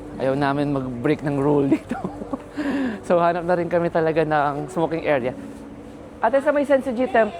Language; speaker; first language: Filipino; non-native, local second language; Pampanga